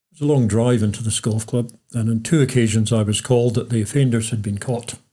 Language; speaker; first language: English; native; English